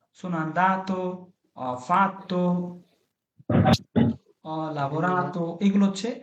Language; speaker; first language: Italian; non-native, fluent; Bangla